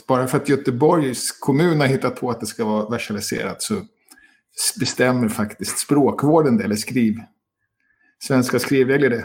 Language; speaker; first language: Swedish; native; Swedish